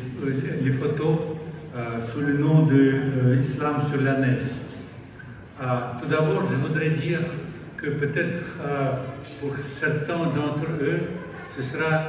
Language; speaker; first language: French; non-native, fluent; Russian